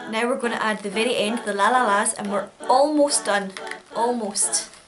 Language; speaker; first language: English; native; English